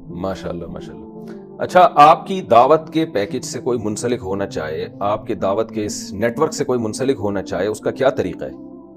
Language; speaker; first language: Urdu; native; Urdu